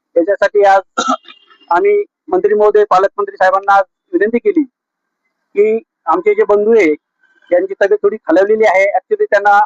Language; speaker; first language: Marathi; non-native, local second language; Lambadi